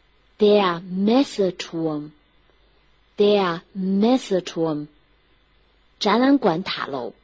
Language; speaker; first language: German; non-native, fluent; Chinese